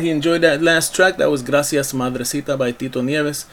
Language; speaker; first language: English; early bilingual, other home language; Spanish